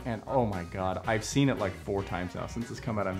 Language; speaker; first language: English; native; English